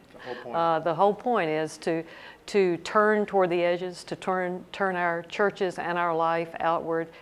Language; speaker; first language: English; native; English